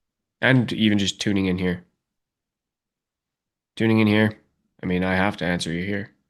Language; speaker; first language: English; native; English